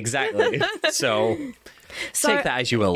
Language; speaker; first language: English; native; English